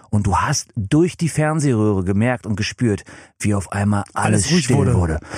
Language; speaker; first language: German; non-native, fluent; English